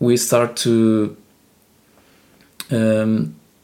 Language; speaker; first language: English; non-native, learner; Spanish